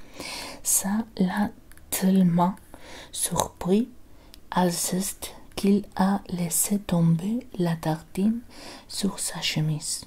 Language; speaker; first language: French; non-native, learner; Spanish